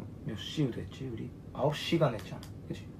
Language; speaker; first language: Korean; non-native, fluent; Japanese